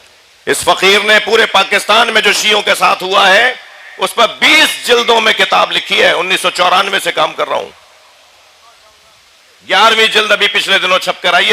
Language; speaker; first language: Urdu; native; Urdu